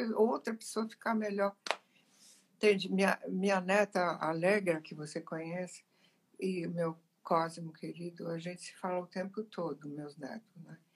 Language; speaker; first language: Portuguese; early bilingual, other home language; Italian